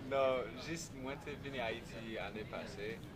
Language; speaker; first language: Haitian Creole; non-native, learner; English